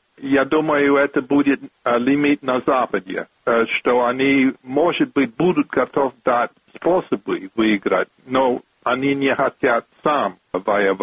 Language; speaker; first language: Russian; non-native, fluent; English